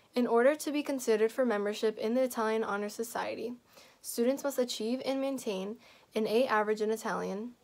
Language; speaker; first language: English; native; English